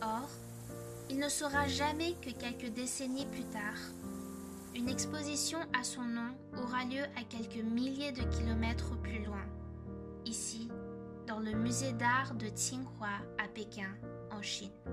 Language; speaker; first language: French; native; French